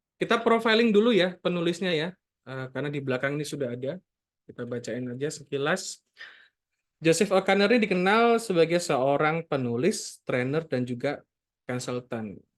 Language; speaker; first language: Indonesian; native; Indonesian